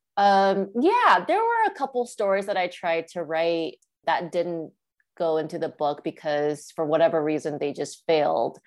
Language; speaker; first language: English; early bilingual, other home language; Chinese